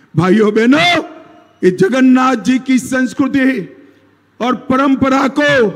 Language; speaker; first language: Hindi; non-native, local second language; Gujarati